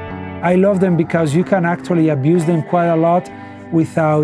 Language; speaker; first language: English; non-native, fluent; Spanish